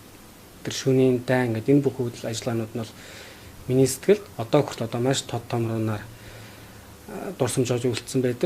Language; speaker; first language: Mongolian; native; Mongolian